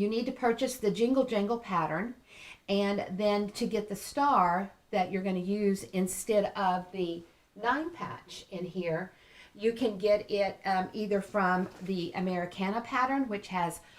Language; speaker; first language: English; native; English